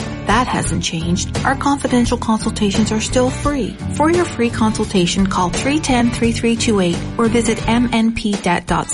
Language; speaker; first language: English; native; English